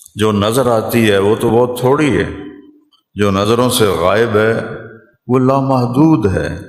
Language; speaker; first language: Urdu; non-native, local second language; Punjabi